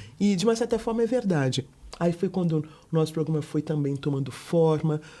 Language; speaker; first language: Portuguese; native; Portuguese